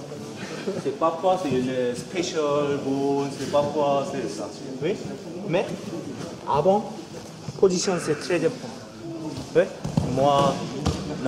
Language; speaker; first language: French; non-native, learner; Korean